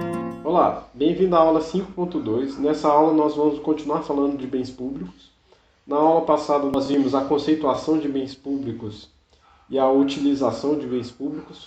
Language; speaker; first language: Portuguese; native; Portuguese